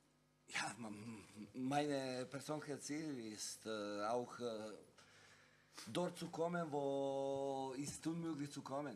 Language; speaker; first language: German; non-native, fluent; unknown